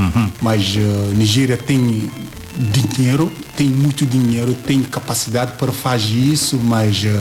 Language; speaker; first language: Portuguese; non-native, learner; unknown